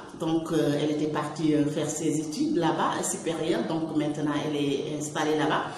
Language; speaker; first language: French; non-native, local second language; Wolof